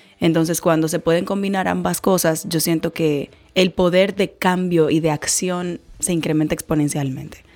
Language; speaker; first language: Spanish; native; Spanish